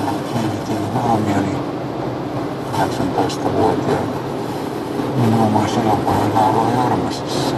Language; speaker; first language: Finnish; native; Finnish